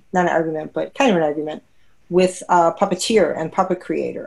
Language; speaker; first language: English; native; English